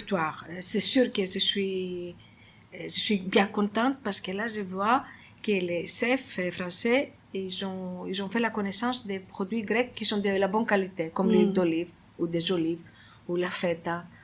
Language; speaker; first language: French; non-native, fluent; Greek